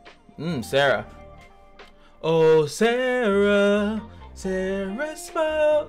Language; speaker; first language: English; native; English